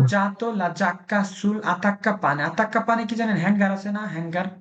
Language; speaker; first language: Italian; non-native, fluent; Bangla